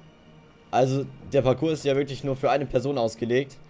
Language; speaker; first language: German; native; German